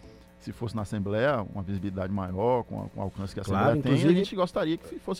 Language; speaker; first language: Portuguese; native; Portuguese